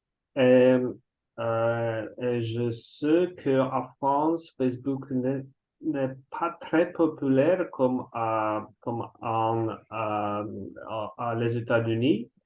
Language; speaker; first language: French; non-native, learner; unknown